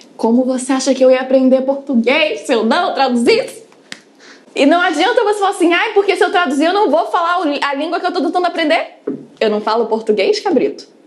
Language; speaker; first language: Portuguese; early bilingual, other home language; English